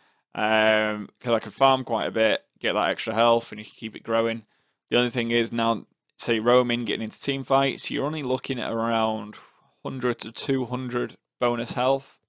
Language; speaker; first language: English; native; English